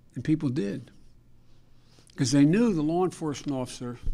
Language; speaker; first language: English; native; English